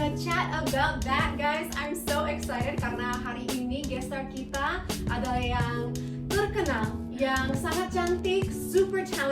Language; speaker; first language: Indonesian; non-native, fluent; English